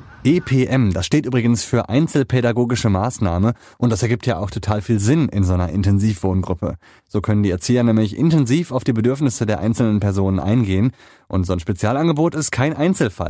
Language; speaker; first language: German; native; German